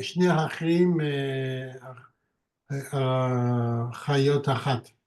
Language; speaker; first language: Hebrew; non-native, learner; French